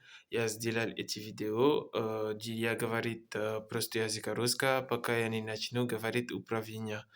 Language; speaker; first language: Russian; non-native, learner; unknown